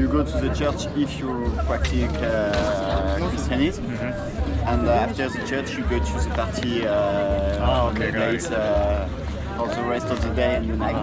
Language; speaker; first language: English; non-native, fluent; French